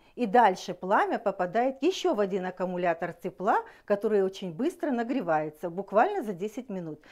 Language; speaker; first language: Russian; native; Russian